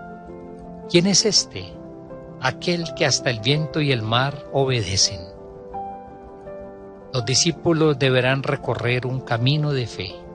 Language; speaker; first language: Spanish; native; Spanish